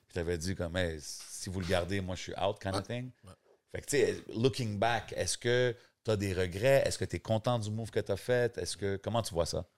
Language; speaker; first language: French; native; French